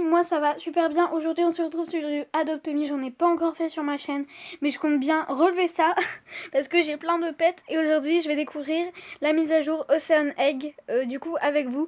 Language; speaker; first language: French; native; French